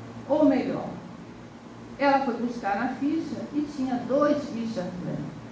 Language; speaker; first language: Portuguese; native; Portuguese